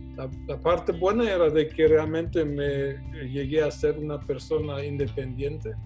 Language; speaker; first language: Spanish; non-native, fluent; German